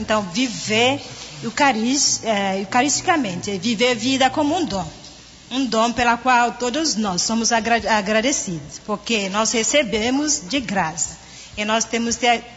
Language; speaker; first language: Portuguese; non-native, fluent; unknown